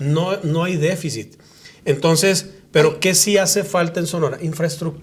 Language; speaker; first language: Spanish; native; Spanish